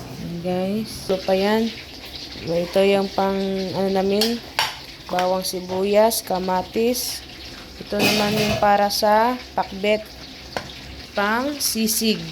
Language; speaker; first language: Filipino; non-native, local second language; Cebuano